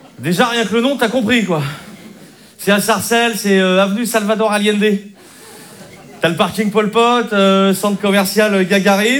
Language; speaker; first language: French; native; French